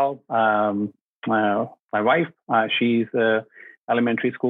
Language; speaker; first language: English; non-native, local second language; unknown